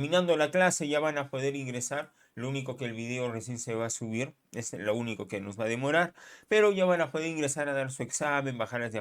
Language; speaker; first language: Spanish; native; Spanish